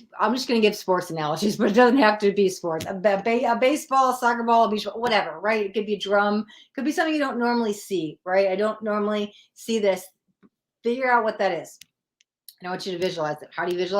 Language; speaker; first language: English; native; English